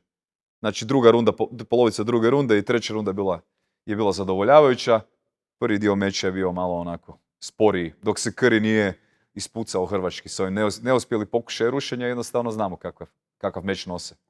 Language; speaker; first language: Croatian; native; Croatian